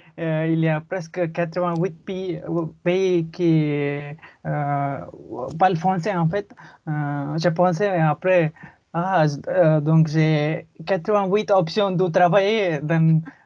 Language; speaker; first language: French; non-native, learner; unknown